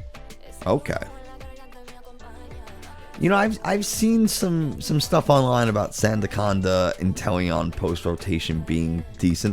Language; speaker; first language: English; native; English